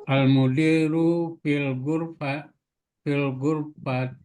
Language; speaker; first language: Arabic; non-native, learner; Indonesian